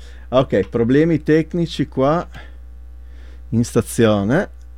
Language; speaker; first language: Italian; native; Italian